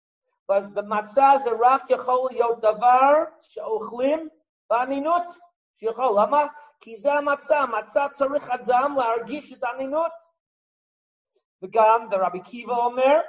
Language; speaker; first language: Hebrew; non-native, fluent; English